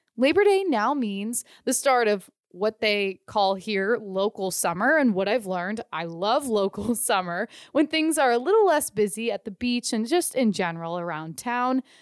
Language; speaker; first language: English; native; English